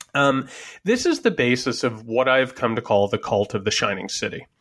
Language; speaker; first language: English; native; English